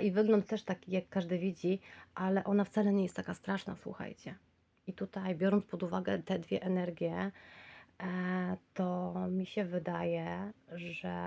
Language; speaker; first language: Polish; native; Polish